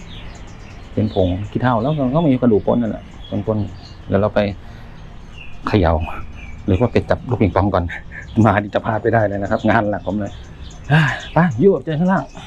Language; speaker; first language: Thai; native; Thai